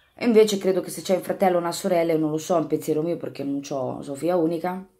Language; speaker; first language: Italian; native; Italian